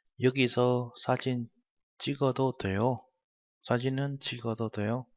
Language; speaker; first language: Korean; non-native, learner; Vietnamese